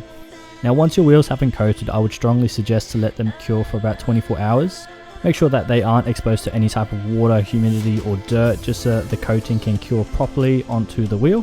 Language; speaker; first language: English; native; English